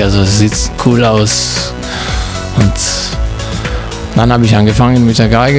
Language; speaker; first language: German; non-native, learner; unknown